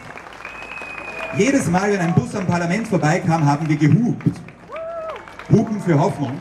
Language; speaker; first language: German; native; German